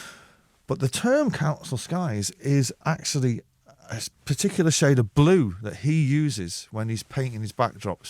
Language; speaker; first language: English; native; English